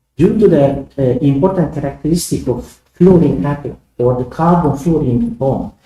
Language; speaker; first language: English; non-native, fluent; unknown